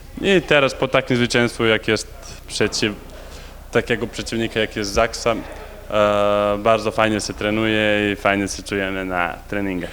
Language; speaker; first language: Polish; non-native, learner; Serbian